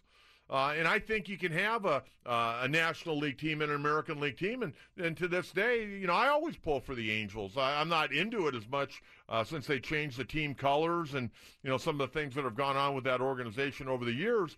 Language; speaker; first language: English; native; English